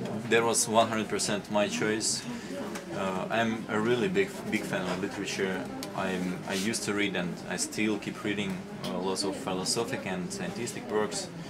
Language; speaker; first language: English; non-native, fluent; Russian